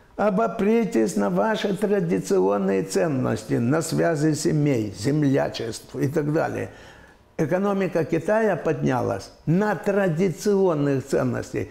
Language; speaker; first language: Russian; native; Russian